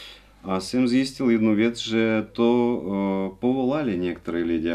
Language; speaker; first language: Czech; non-native, learner; Russian